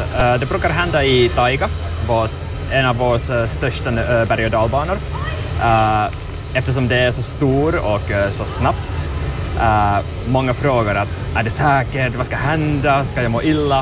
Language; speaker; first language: Swedish; non-native, learner; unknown